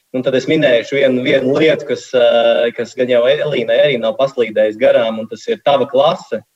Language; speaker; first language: Latvian; native; Latvian